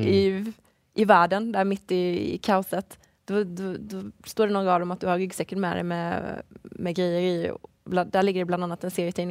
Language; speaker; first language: Swedish; native; Swedish